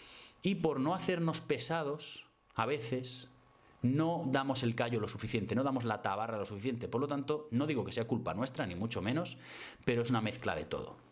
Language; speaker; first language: Spanish; native; Spanish